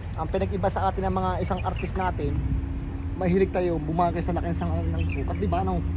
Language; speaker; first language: Filipino; native; Filipino